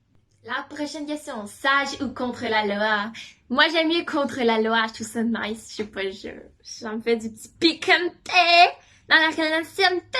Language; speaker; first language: French; native; French